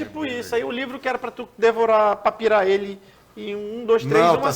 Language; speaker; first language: Portuguese; native; Portuguese